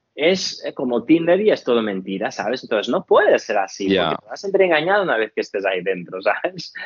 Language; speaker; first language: Spanish; non-native, fluent; Portuguese